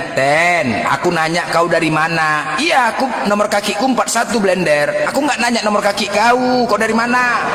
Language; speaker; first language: Indonesian; native; Indonesian